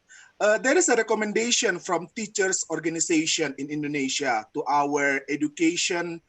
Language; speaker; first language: English; non-native, fluent; Indonesian